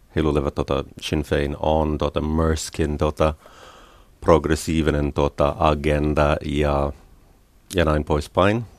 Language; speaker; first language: Finnish; non-native, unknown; English